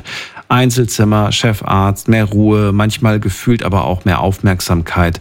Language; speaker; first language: German; native; German